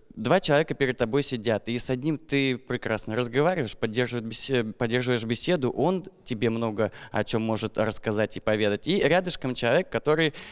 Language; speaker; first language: Russian; native; Russian